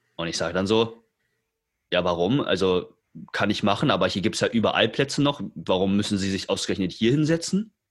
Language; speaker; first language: German; early bilingual, other home language; Chinese